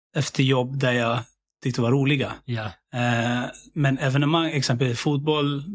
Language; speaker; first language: Swedish; early bilingual, other home language; Syriac